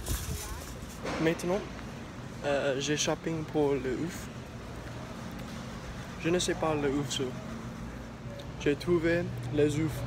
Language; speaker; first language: French; non-native, learner; English